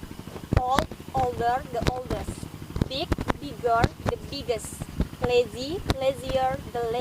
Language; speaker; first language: English; non-native, learner; Indonesian